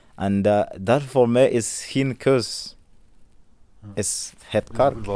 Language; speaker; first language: Dutch; non-native, learner; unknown